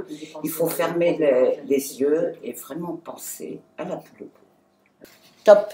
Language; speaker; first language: French; native; French